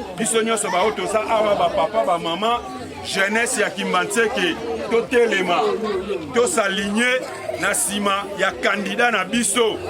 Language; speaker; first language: Lingala; native; Lingala